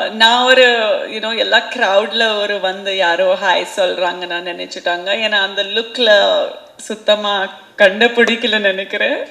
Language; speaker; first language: Tamil; non-native, fluent; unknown